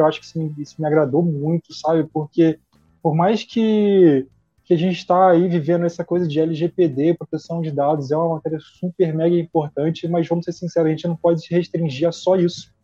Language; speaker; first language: Portuguese; native; Portuguese